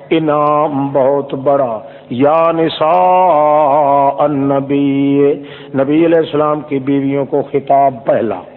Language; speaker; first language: Urdu; non-native, local second language; Saraiki